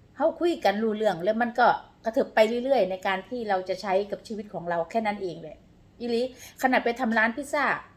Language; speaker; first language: Thai; non-native, local second language; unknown